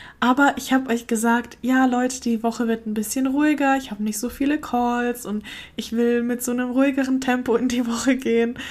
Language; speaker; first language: German; early bilingual, other home language; Russian